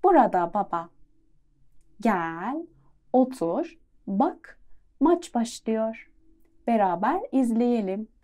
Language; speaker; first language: Turkish; non-native, fluent; Persian